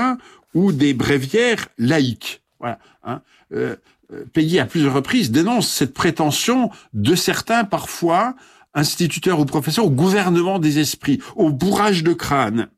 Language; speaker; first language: French; native; French